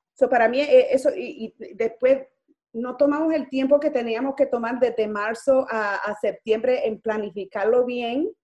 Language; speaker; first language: Spanish; early bilingual, heritage; Spanish